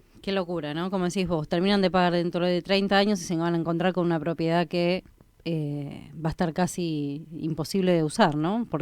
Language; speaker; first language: Spanish; native; Spanish